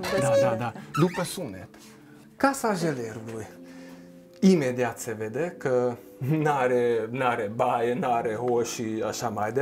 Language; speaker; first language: Romanian; non-native, local second language; Hungarian